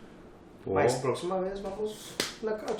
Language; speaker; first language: Portuguese; non-native, learner; English